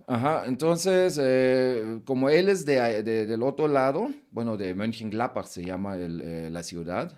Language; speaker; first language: Spanish; non-native, fluent; German